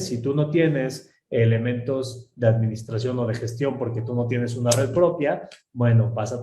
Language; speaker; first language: Spanish; native; Spanish